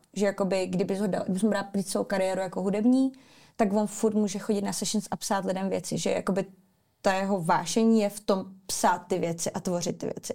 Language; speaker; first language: Czech; early bilingual, other home language; Armenian